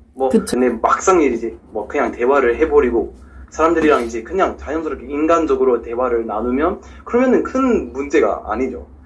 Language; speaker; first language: Korean; non-native, fluent; English